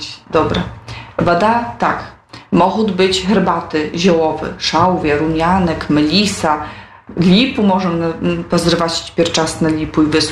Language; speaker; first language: Polish; non-native, local second language; Belarusian